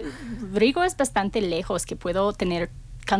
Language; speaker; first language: Spanish; non-native, fluent; English